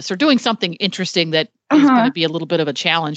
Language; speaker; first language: English; native; English